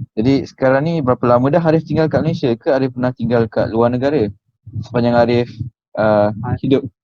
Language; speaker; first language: Malay; native; Malay